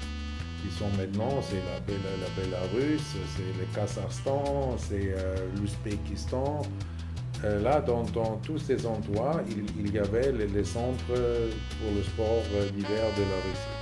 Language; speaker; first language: French; non-native, fluent; German